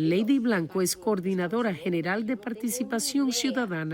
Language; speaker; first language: Spanish; native; Spanish